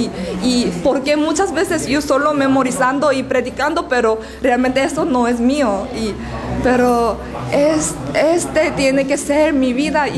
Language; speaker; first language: Spanish; non-native, learner; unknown